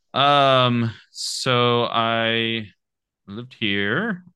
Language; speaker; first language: English; native; English